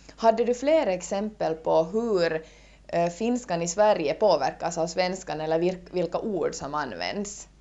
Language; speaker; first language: Swedish; native; Swedish